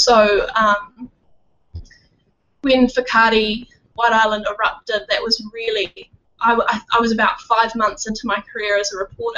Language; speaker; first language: English; native; English